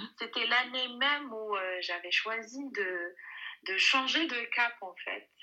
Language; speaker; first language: French; non-native, local second language; Arabic